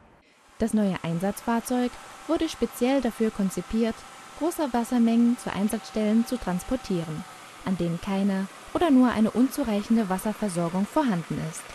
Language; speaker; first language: German; native; German